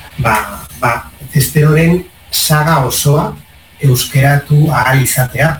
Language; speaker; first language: Basque; non-native, local second language; Spanish